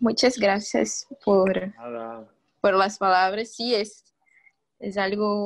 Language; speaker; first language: Spanish; non-native, fluent; Portuguese